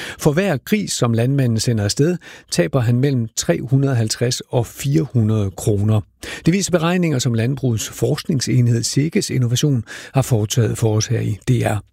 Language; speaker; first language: Danish; native; Danish